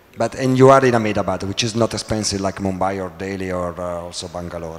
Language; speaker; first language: English; non-native, fluent; Italian